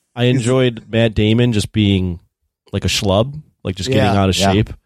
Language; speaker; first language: English; native; English